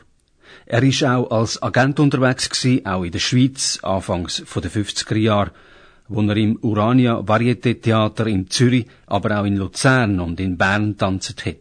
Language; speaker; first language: German; native; German